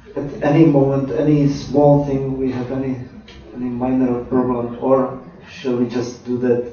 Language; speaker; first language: English; non-native, fluent; Czech